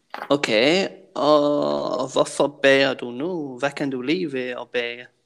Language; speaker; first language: Danish; native; Danish